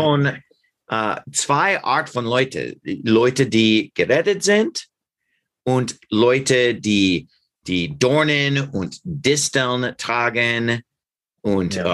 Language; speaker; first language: German; non-native, learner; English